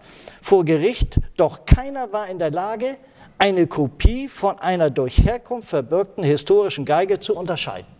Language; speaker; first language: German; native; German